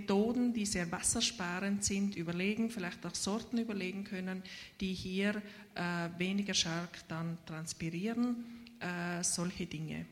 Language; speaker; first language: German; native; German